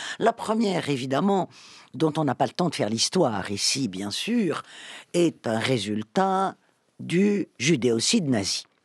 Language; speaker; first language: French; native; French